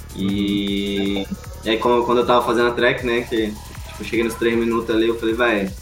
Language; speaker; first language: Portuguese; native; Portuguese